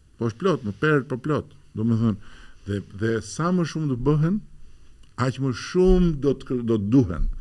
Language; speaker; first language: Albanian; native; Albanian